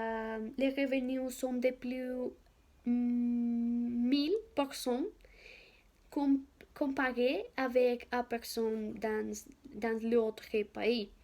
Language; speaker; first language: French; non-native, learner; Spanish